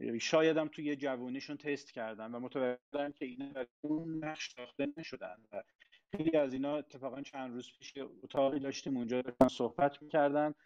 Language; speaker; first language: Persian; non-native, local second language; Azerbaijani